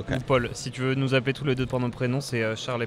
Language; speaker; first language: French; native; French